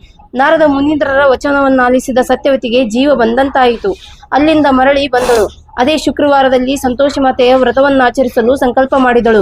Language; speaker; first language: Kannada; native; Kannada